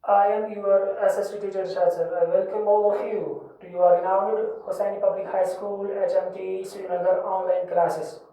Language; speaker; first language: English; non-native, local second language; Kashmiri